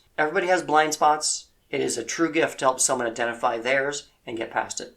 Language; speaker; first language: English; native; English